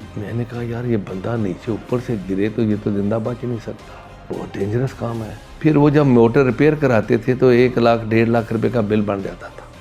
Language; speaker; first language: Urdu; non-native, local second language; Punjabi